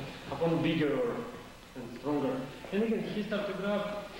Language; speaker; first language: English; non-native, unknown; Russian